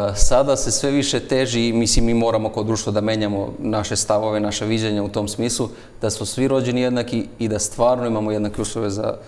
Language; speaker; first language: Serbian; native; Serbian